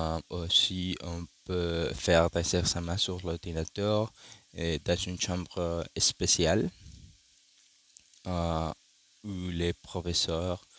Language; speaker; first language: French; non-native, learner; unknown